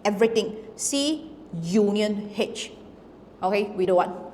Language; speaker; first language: English; non-native, local second language; Chinese